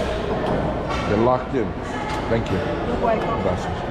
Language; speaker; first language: English; native; English